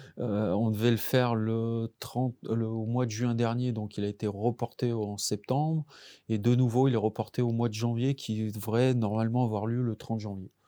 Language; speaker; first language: French; native; French